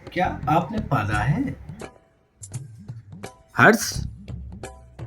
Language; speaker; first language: Hindi; native; Hindi